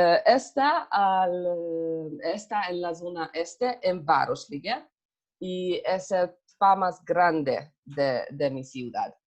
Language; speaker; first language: Spanish; non-native, learner; Hungarian